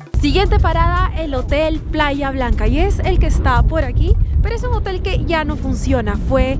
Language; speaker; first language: Spanish; native; Spanish